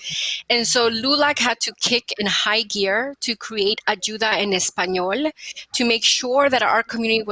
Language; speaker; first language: English; early bilingual, other home language; Spanish